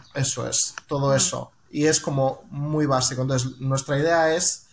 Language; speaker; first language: Spanish; native; Spanish